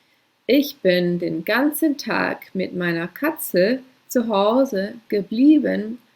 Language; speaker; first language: German; non-native, fluent; English